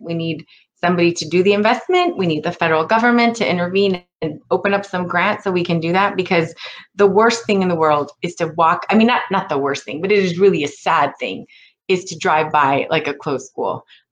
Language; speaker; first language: English; native; English